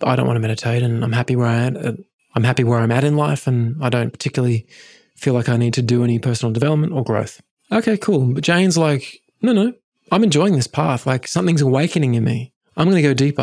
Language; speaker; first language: English; native; English